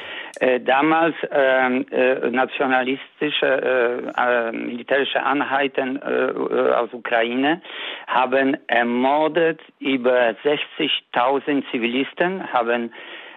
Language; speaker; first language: German; non-native, fluent; Polish